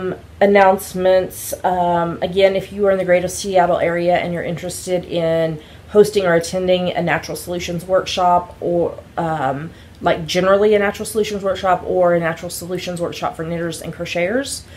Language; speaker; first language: English; native; English